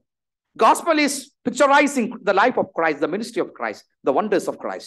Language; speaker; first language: English; non-native, local second language; Malayalam